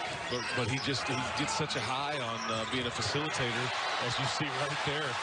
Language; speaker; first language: English; native; English